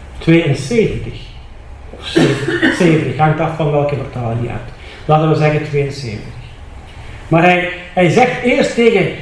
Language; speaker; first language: Dutch; native; Dutch